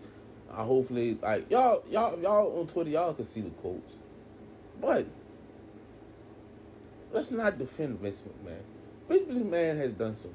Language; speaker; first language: English; native; English